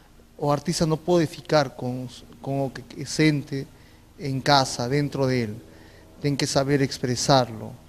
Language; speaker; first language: Portuguese; non-native, fluent; Spanish